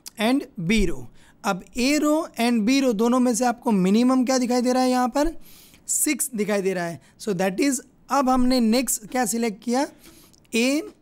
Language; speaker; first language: Hindi; non-native, local second language; Gujarati